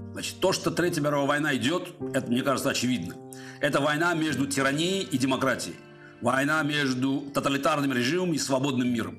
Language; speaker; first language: Russian; native; Russian